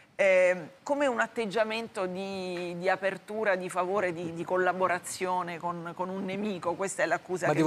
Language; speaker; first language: Italian; native; Italian